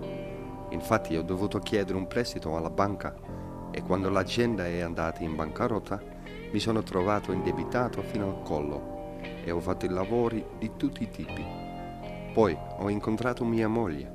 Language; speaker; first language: Italian; non-native, fluent; Dutch